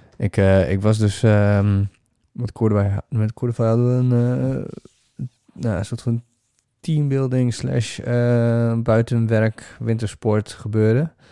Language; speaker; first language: Dutch; native; Dutch